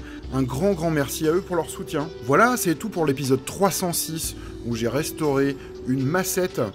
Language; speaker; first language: French; native; French